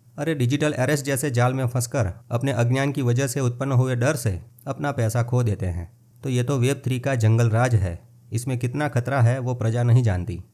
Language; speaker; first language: Hindi; non-native, local second language; Gujarati